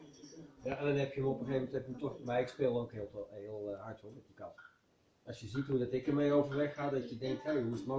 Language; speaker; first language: Dutch; native; Dutch